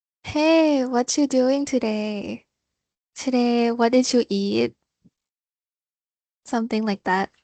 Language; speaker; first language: English; non-native, fluent; Thai